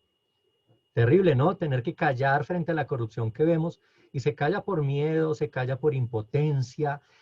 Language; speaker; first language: Spanish; native; Spanish